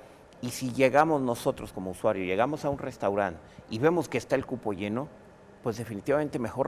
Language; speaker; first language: Spanish; native; Spanish